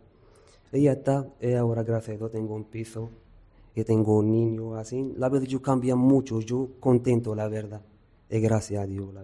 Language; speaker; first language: Spanish; non-native, learner; Arabic